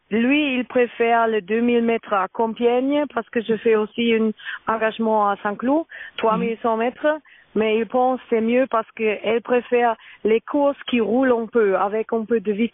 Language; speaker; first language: French; non-native, learner; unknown